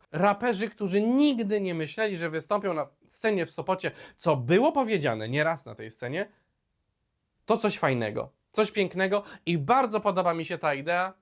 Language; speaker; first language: Polish; native; Polish